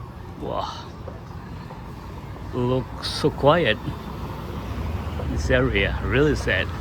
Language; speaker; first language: English; non-native, learner; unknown